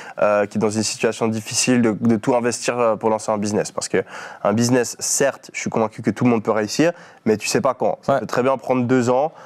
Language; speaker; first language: French; native; French